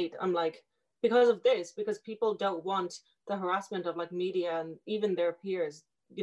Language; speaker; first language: English; native; English